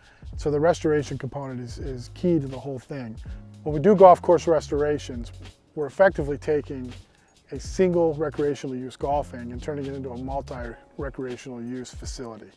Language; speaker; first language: English; native; English